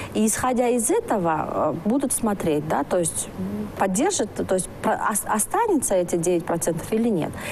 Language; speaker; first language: Russian; non-native, local second language; Kyrgyz